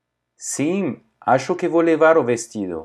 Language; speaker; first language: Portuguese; non-native, fluent; French